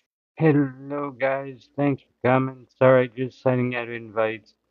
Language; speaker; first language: English; native; English